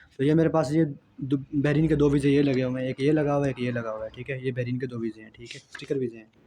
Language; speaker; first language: Urdu; non-native, local second language; Punjabi